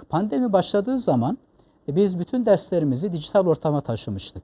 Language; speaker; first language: Turkish; native; Turkish